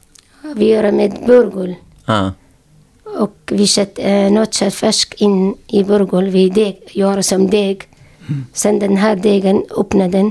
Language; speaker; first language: Swedish; non-native, learner; Syriac